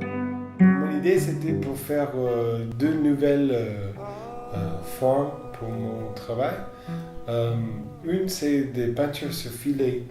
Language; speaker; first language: French; non-native, fluent; English